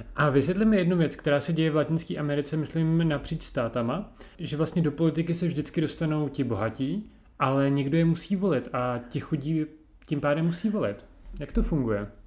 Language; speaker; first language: Czech; native; Czech